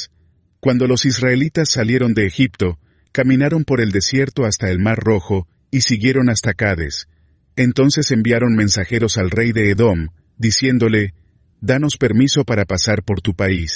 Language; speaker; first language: Spanish; native; Spanish